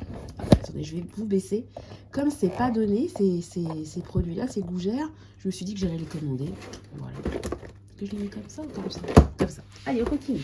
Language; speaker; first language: French; native; French